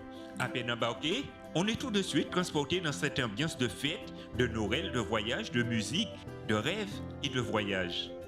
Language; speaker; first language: French; native; French